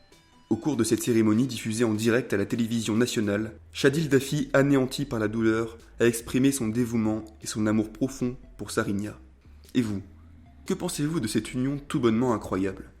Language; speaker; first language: French; native; French